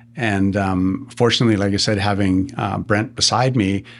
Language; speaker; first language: English; native; English